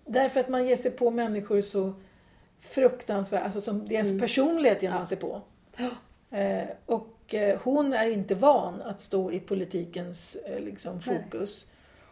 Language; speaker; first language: Swedish; native; Swedish